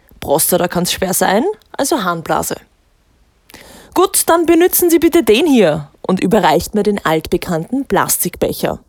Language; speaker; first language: German; native; German